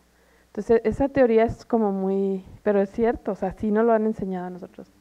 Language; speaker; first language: Spanish; native; Spanish